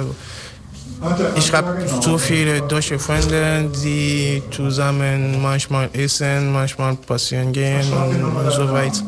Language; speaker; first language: German; non-native, learner; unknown